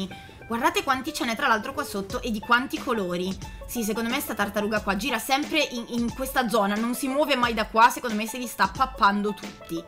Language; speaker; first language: Italian; native; Italian